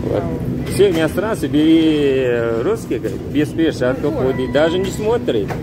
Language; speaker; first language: Russian; non-native, learner; Tajik